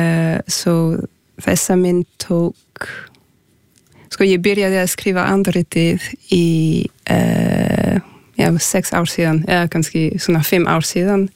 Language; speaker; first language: Icelandic; non-native, fluent; French